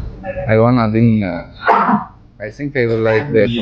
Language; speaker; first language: English; non-native, fluent; Arabic